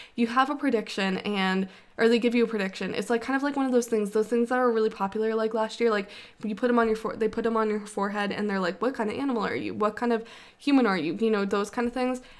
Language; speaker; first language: English; native; English